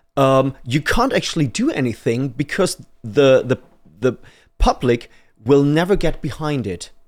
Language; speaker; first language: English; non-native, fluent; German